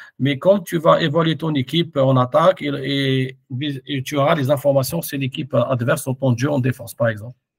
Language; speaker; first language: French; non-native, local second language; Arabic